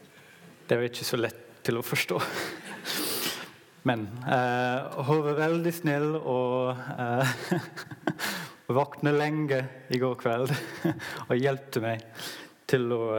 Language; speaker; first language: Norwegian; non-native, learner; English